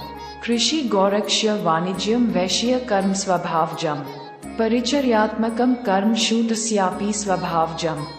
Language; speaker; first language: Hindi; native; Hindi